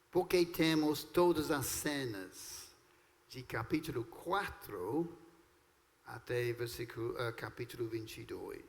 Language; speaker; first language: Portuguese; non-native, fluent; English